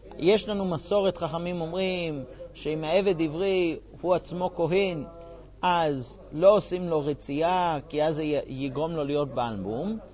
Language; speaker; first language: Hebrew; non-native, fluent; English